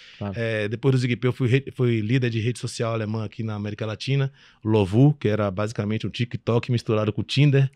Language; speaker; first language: Portuguese; early bilingual, other home language; French